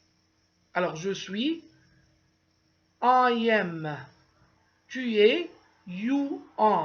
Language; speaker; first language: French; non-native, fluent; Arabic